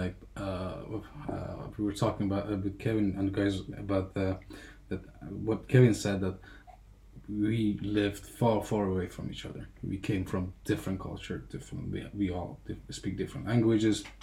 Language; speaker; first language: English; non-native, fluent; Persian